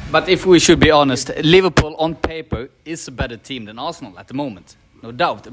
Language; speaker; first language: English; non-native, fluent; Swedish